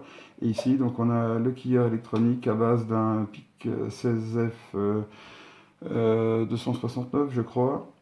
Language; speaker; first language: French; native; French